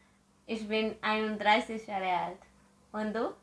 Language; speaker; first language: German; non-native, learner; Spanish